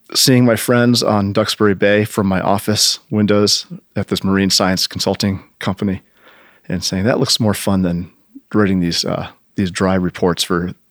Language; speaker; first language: English; native; English